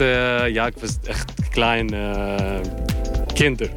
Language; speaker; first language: Dutch; non-native, learner; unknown